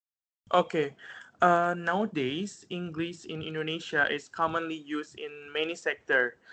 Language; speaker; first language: English; non-native, fluent; Indonesian